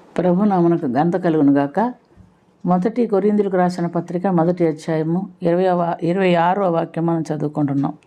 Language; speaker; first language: Telugu; non-native, fluent; Malayalam